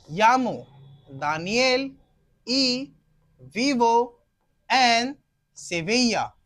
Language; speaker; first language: Spanish; non-native, fluent; Hindi